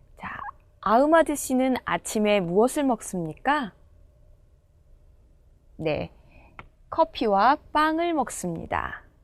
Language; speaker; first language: Korean; non-native, fluent; Indonesian